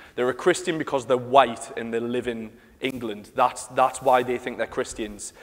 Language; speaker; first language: English; native; English